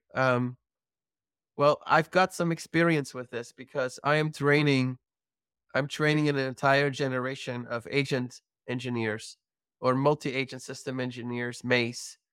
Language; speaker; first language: English; non-native, fluent; Dutch